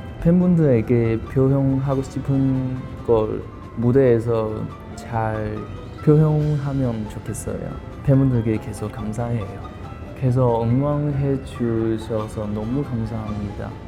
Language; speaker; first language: Korean; non-native, learner; Chinese